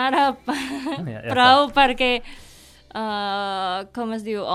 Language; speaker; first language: Catalan; non-native, learner; Indonesian